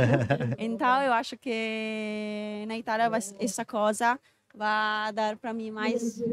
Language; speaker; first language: Portuguese; non-native, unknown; Italian